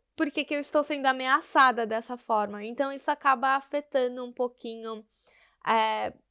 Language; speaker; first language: Portuguese; native; Portuguese